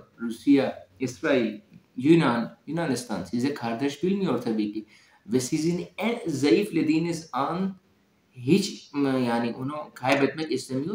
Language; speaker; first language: Turkish; non-native, fluent; Urdu